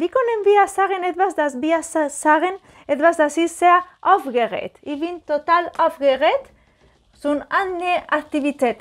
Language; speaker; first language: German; non-native, learner; Spanish